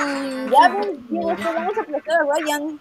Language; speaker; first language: Spanish; native; Spanish